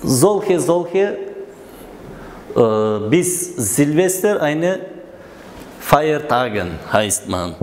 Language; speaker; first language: German; non-native, learner; Uzbek